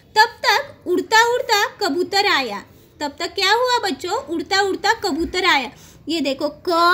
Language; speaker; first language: Hindi; non-native, local second language; Marathi